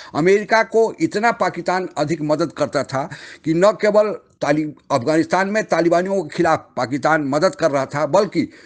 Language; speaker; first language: Hindi; native; Hindi